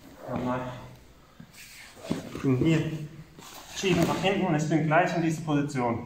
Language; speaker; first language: German; non-native, fluent; English